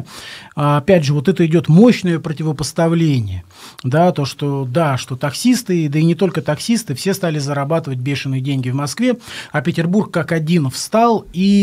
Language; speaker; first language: Russian; native; Russian